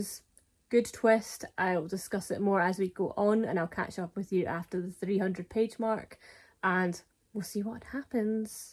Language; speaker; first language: English; native; English